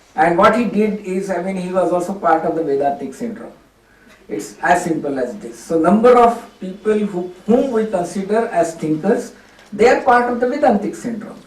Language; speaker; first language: English; non-native, local second language; Hindi